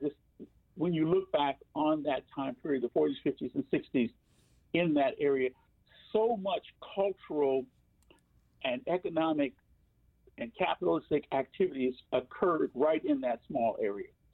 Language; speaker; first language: English; native; English